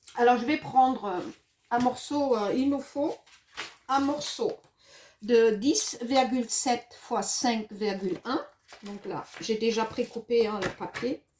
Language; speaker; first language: French; non-native, fluent; German